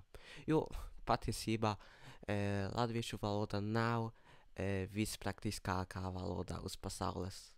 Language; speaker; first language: Latvian; non-native, learner; Polish